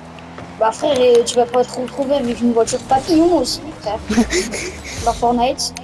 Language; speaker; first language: French; native; French